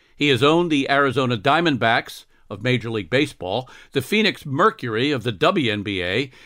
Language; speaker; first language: English; native; English